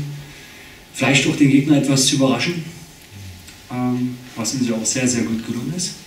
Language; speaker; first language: German; native; German